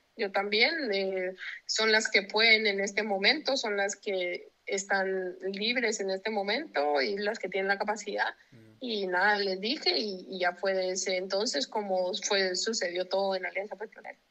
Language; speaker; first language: Spanish; native; Spanish